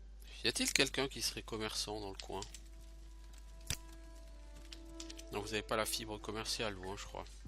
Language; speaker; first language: French; native; French